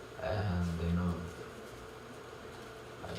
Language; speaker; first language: English; non-native, learner; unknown